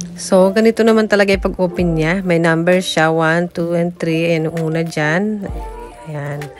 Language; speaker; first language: Filipino; native; Filipino